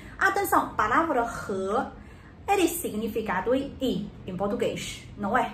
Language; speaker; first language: Portuguese; non-native, learner; Chinese